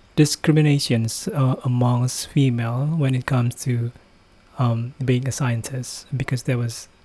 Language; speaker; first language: English; non-native, fluent; Indonesian